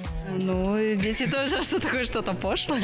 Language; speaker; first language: Russian; native; Russian